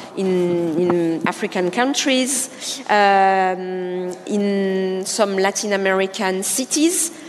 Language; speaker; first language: English; non-native, fluent; French